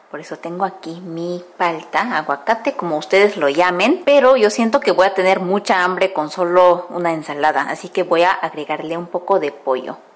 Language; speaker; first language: Spanish; non-native, fluent; Korean